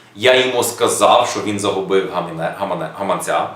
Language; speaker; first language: Ukrainian; non-native, fluent; English